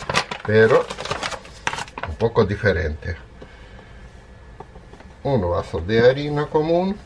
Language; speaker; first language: Spanish; non-native, fluent; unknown